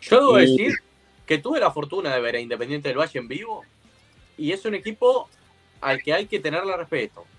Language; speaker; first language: Spanish; native; Spanish